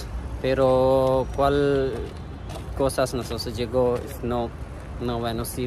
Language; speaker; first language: Spanish; non-native, learner; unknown